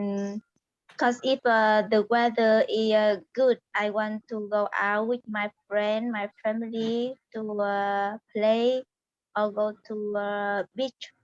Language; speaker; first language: English; non-native, learner; Vietnamese